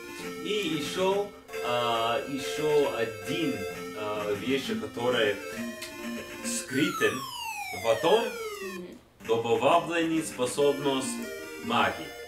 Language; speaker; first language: Russian; non-native, learner; English